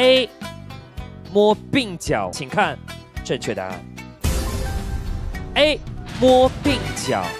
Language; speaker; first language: Chinese; native; Chinese